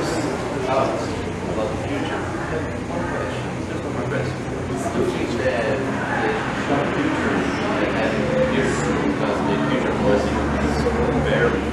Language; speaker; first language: English; non-native, learner; Portuguese